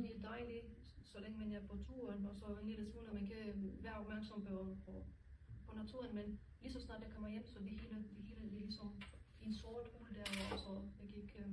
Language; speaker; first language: Danish; non-native, learner; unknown